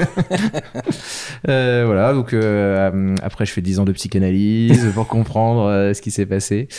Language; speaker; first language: French; native; French